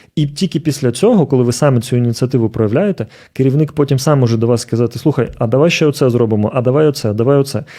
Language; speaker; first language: Ukrainian; native; Ukrainian